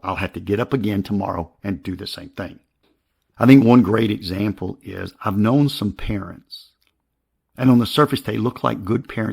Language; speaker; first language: English; native; English